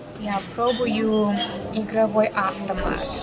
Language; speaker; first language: Russian; non-native, learner; English